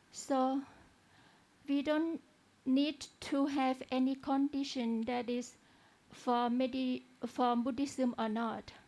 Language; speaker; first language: English; non-native, learner; Thai